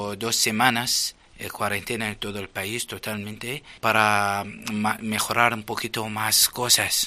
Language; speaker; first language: Spanish; non-native, fluent; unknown